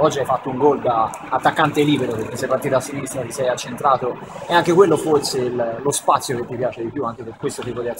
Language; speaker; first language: Italian; native; Italian